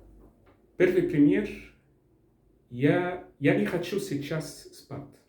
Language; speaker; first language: Russian; non-native, learner; Arabic